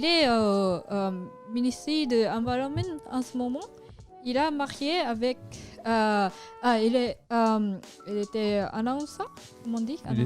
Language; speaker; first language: French; non-native, learner; Japanese